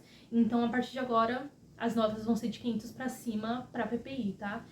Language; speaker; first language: Portuguese; native; Portuguese